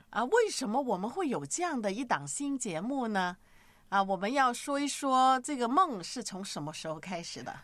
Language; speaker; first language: Chinese; non-native, local second language; Cantonese